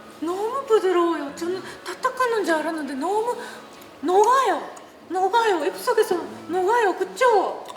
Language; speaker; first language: Korean; non-native, learner; Japanese